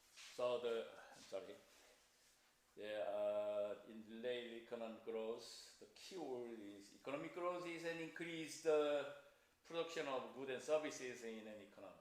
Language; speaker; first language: English; non-native, fluent; Korean